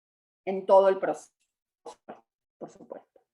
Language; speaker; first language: Spanish; native; Spanish